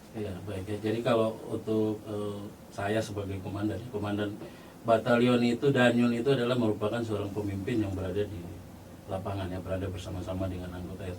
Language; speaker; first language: Indonesian; native; Indonesian